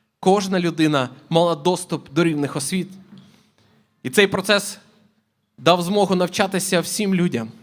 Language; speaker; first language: Ukrainian; native; Ukrainian